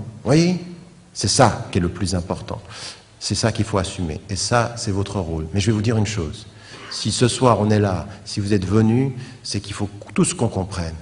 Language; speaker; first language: French; native; French